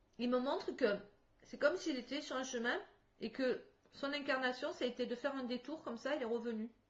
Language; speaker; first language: French; native; French